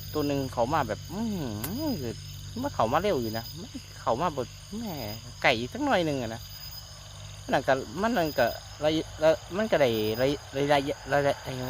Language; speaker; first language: Thai; native; Thai